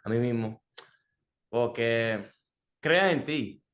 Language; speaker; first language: Spanish; early bilingual, heritage; Spanish